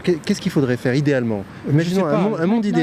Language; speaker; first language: French; native; French